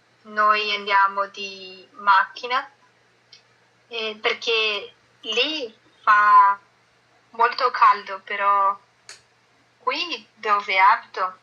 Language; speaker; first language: Italian; non-native, learner; Portuguese